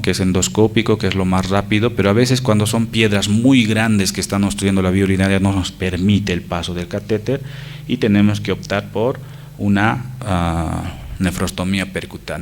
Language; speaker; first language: Spanish; native; Spanish